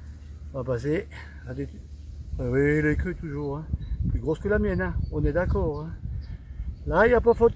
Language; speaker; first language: French; native; French